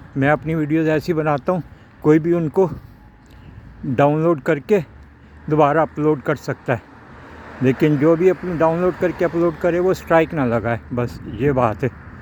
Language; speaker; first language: Urdu; non-native, local second language; Punjabi